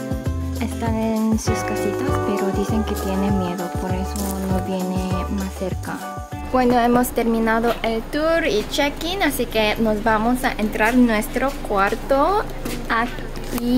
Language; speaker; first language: Spanish; non-native, fluent; Korean